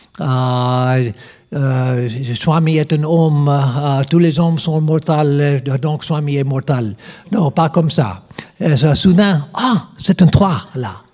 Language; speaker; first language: French; non-native, learner; English